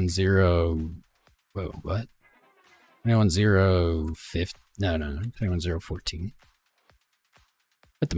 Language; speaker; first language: English; native; English